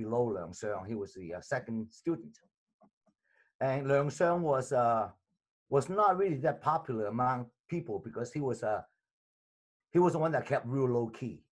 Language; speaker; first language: English; non-native, local second language; Cantonese